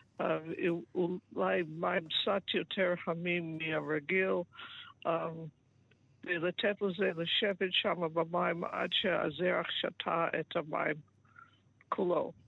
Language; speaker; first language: Hebrew; non-native, fluent; English